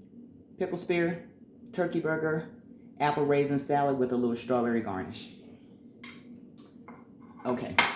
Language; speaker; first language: English; native; English